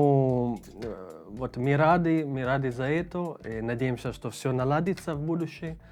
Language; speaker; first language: Russian; non-native, learner; Italian